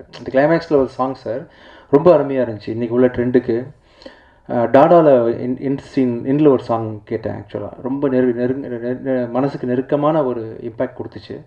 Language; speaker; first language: Tamil; native; Tamil